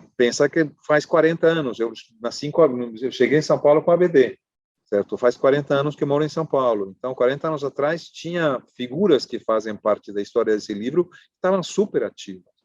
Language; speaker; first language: Portuguese; non-native, fluent; Spanish